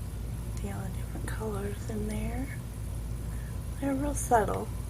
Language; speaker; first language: English; native; English